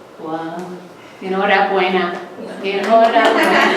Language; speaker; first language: Spanish; non-native, fluent; English